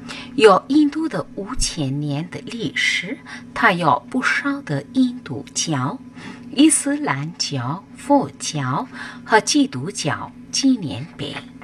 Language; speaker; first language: Chinese; non-native, learner; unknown